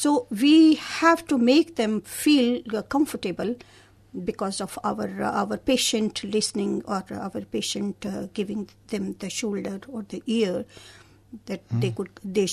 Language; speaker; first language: English; non-native, local second language; Hindi